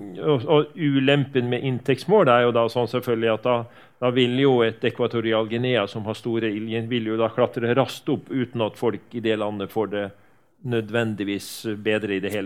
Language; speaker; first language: Norwegian; native; Norwegian